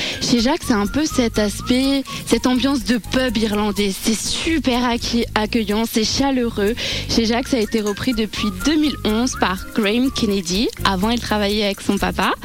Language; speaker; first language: French; native; French